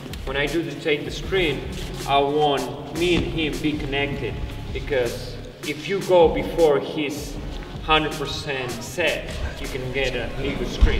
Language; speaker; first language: English; non-native, fluent; Catalan